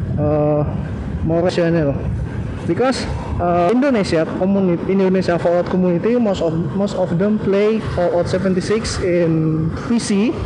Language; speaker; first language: English; non-native, learner; Indonesian